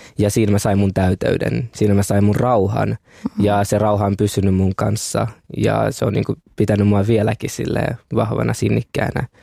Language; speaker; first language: Finnish; early bilingual, other home language; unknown